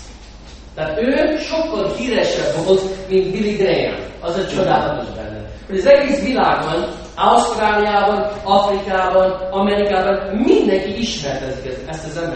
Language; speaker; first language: Hungarian; non-native, fluent; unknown